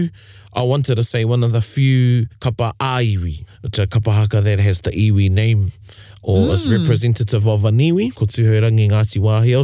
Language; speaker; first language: English; native; English